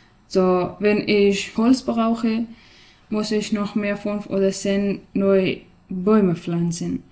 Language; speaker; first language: German; non-native, learner; Persian